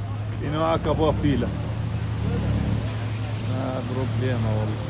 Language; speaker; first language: Portuguese; non-native, local second language; Arabic